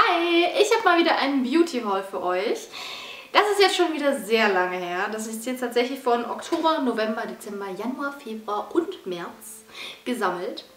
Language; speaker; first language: German; native; German